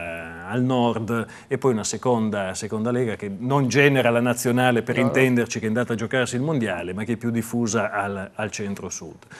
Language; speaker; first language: Italian; native; Italian